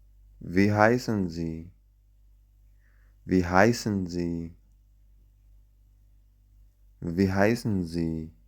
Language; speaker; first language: German; non-native, fluent; Central Kurdish